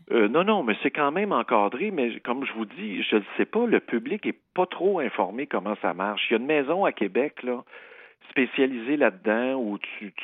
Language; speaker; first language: French; native; French